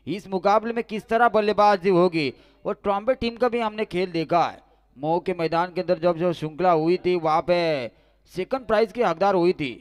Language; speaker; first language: Hindi; non-native, local second language; Marathi